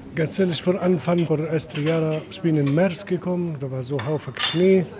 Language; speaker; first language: German; non-native, learner; Arabic